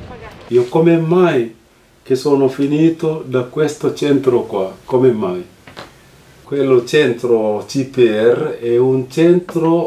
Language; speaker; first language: Italian; non-native, fluent; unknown